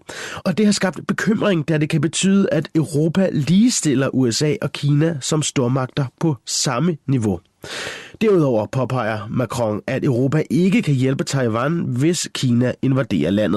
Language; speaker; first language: Danish; native; Danish